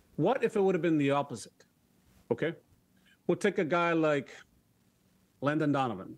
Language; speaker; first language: English; early bilingual, other home language; Spanish